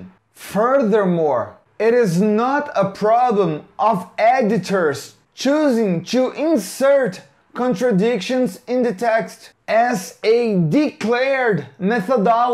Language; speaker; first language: English; non-native, fluent; Portuguese